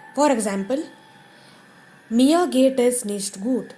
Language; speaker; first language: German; non-native, fluent; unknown